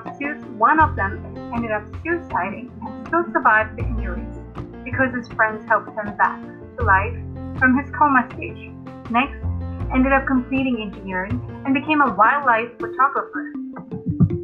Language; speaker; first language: English; non-native, local second language; Hindi